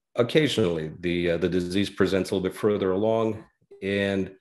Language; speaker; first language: English; native; English